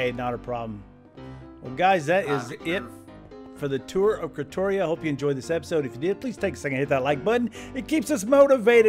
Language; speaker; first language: English; native; English